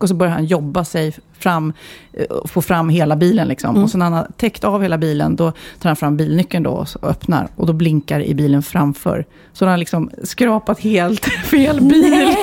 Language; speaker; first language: Swedish; native; Swedish